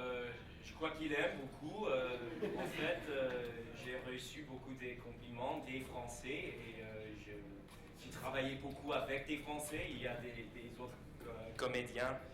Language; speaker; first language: French; non-native, learner; English